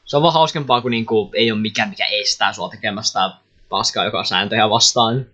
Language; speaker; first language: Finnish; native; Finnish